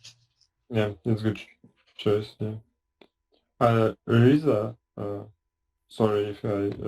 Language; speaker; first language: English; non-native, learner; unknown